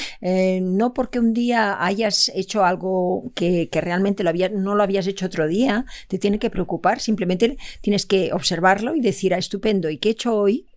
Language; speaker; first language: Spanish; native; Spanish